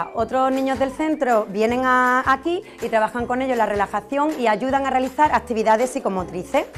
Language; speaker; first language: Spanish; native; Spanish